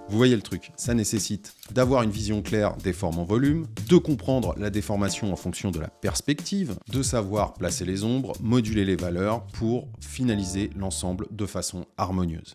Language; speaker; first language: French; native; French